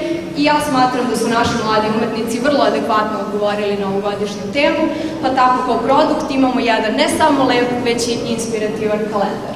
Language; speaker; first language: Serbian; native; Serbian